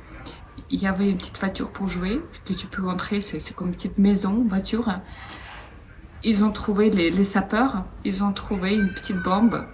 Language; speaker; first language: French; non-native, fluent; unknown